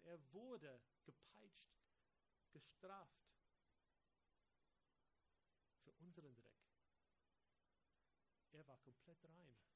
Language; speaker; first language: German; non-native, fluent; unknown